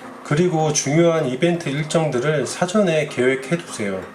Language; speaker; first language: Korean; native; Korean